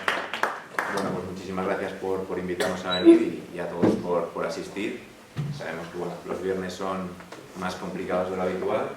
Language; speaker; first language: Spanish; native; Spanish